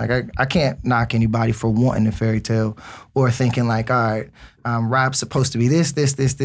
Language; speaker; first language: English; native; English